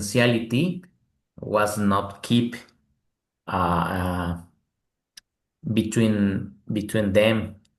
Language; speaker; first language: English; non-native, learner; Spanish